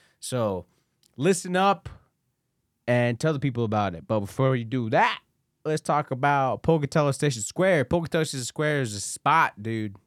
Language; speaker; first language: English; early bilingual, other home language; Spanish